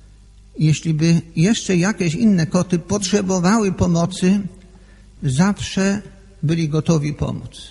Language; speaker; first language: Polish; native; Polish